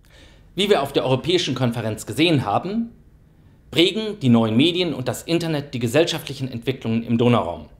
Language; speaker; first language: German; native; German